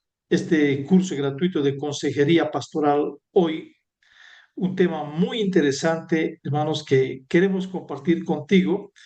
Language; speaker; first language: Spanish; native; Spanish